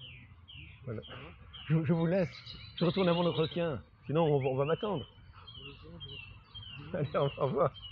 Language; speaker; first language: French; native; French